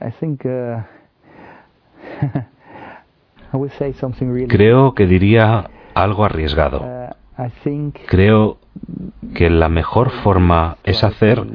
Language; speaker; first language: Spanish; non-native, fluent; German